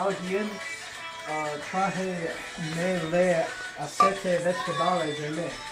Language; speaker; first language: Spanish; non-native, learner; English